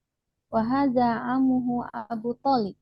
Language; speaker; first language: Arabic; non-native, learner; Indonesian